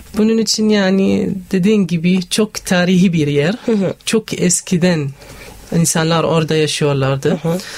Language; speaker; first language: Turkish; non-native, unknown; Arabic